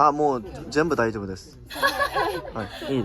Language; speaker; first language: Japanese; non-native, learner; Korean